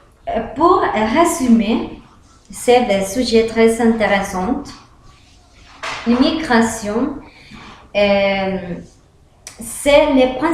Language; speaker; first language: French; non-native, learner; Spanish